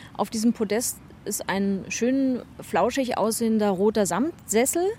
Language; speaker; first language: German; native; German